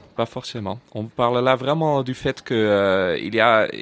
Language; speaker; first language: French; non-native, fluent; Dutch